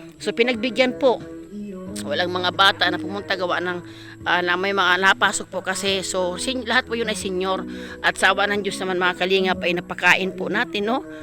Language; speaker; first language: Filipino; non-native, local second language; Masbatenyo